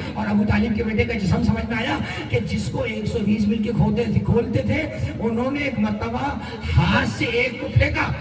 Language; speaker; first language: Urdu; native; Urdu